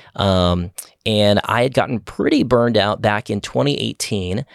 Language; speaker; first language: English; native; English